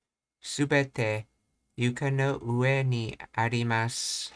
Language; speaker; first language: Japanese; non-native, learner; English